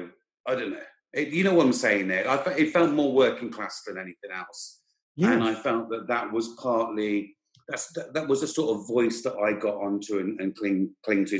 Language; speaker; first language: English; native; English